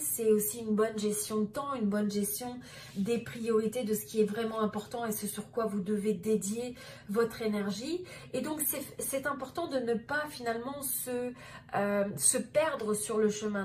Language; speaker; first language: French; native; French